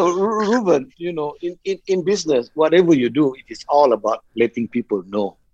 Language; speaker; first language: English; non-native, local second language; Malay